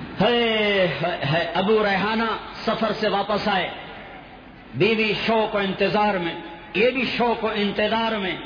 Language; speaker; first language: Urdu; non-native, local second language; Punjabi